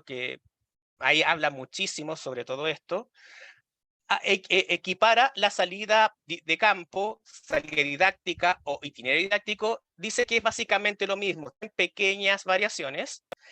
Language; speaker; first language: Spanish; native; Spanish